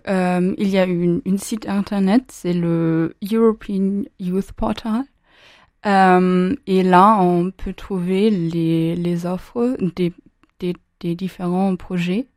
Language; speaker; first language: French; non-native, fluent; German